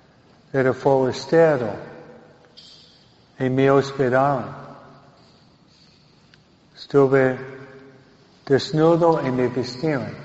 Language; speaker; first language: Spanish; non-native, fluent; English